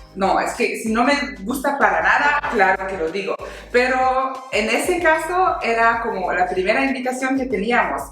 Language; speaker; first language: Spanish; non-native, fluent; German